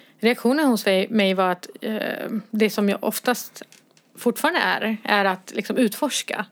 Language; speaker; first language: Swedish; early bilingual, other home language; Arabic